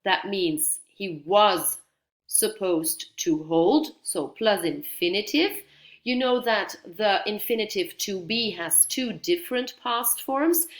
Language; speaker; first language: English; non-native, fluent; Dutch